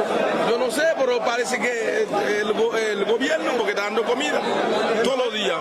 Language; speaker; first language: Spanish; non-native, learner; Haitian Creole